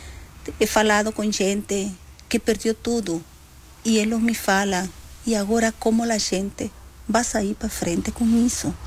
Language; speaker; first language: Portuguese; non-native, fluent; Spanish